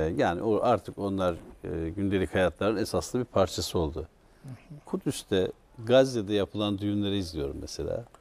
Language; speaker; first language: Turkish; native; Turkish